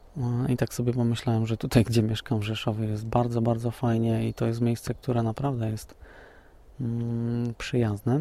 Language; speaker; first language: Polish; native; Polish